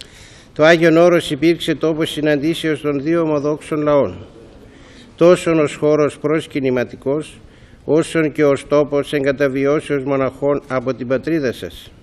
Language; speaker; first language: Greek; native; Greek